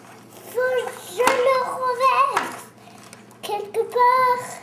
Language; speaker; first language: French; early bilingual, heritage; French